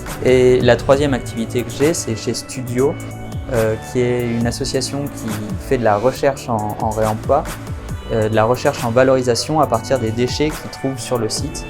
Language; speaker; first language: French; native; French